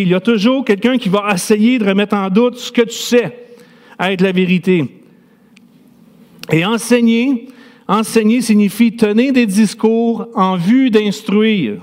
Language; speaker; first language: French; native; French